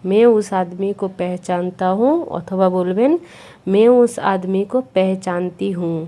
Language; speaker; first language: Hindi; non-native, fluent; Bangla